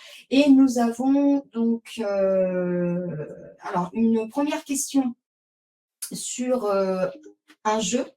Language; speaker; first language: French; native; French